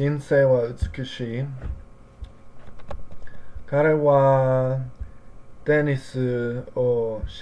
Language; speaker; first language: Japanese; non-native, learner; English